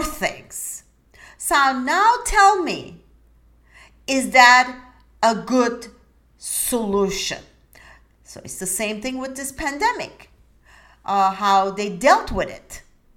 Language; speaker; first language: English; non-native, fluent; Turkish